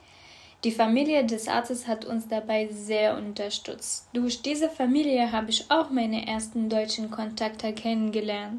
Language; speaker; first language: German; non-native, fluent; Arabic